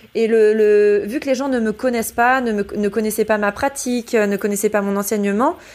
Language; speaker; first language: French; native; French